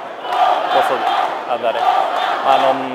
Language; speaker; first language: Italian; non-native, learner; Japanese